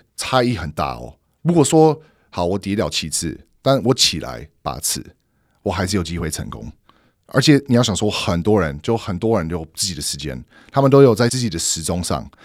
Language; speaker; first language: Chinese; non-native, fluent; English